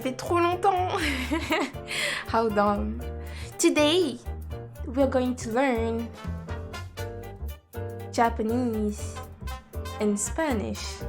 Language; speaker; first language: French; native; French